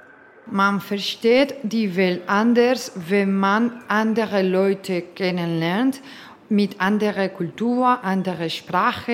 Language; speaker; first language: German; non-native, fluent; Spanish